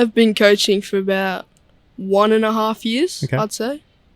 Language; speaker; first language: English; native; English